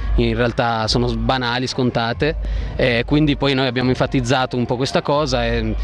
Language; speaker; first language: Italian; native; Italian